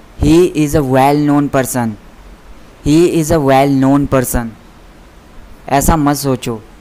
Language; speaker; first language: Hindi; native; Hindi